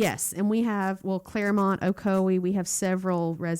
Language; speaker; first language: English; native; English